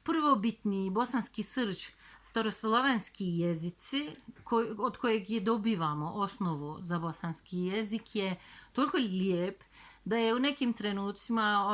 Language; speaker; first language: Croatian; non-native, fluent; Turkish